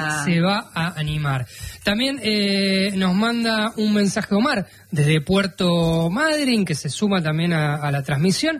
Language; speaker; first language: Spanish; native; Spanish